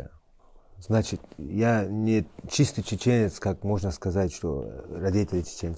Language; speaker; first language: Russian; early bilingual, heritage; Chechen